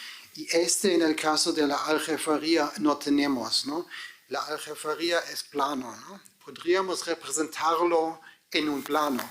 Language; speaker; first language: Spanish; non-native, fluent; German